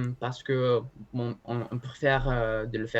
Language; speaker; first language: French; non-native, learner; Spanish